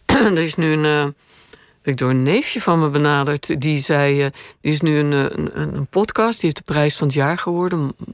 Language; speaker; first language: Dutch; native; Dutch